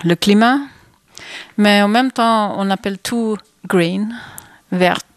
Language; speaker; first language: French; non-native, fluent; Swedish